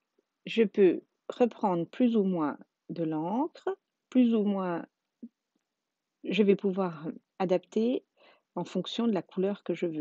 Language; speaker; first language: French; native; French